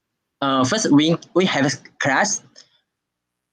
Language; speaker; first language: English; non-native, learner; Chinese